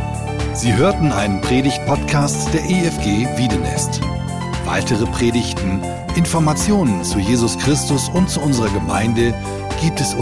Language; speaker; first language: German; native; German